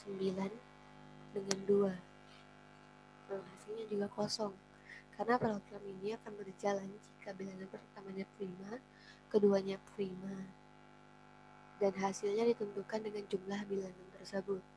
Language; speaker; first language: Indonesian; native; Indonesian